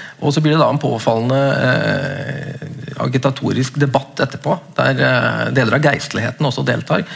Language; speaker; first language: Norwegian; native; Norwegian